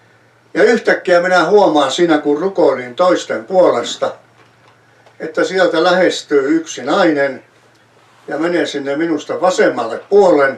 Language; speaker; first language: Finnish; native; Finnish